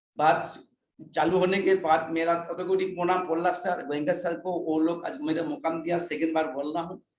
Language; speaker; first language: Hindi; non-native, local second language; Bangla